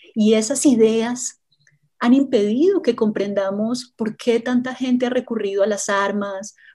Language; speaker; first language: Spanish; native; Spanish